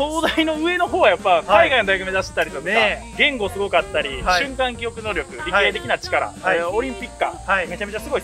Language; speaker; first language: Japanese; native; Japanese